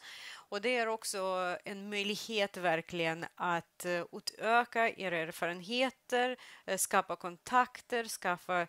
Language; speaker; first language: Swedish; non-native, fluent; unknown